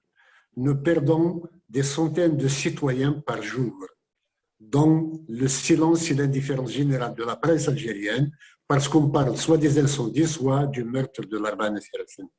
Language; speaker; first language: French; non-native, local second language; Kabyle